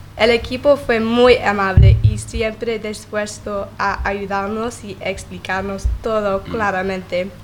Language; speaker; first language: Spanish; non-native, learner; English